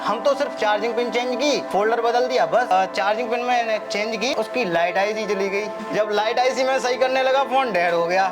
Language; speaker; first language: Hindi; native; Hindi